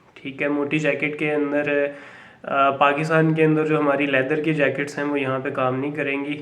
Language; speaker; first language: Urdu; non-native, local second language; Punjabi